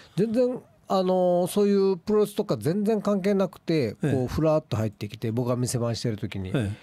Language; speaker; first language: Japanese; native; Japanese